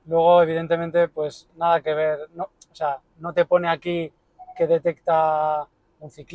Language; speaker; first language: Spanish; native; Spanish